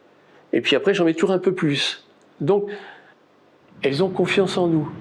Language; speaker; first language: French; native; French